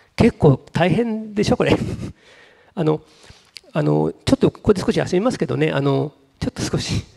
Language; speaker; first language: Japanese; native; Japanese